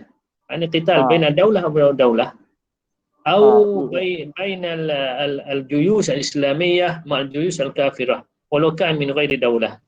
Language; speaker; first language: Arabic; non-native, fluent; Malay